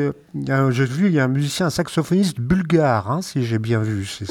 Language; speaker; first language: French; native; French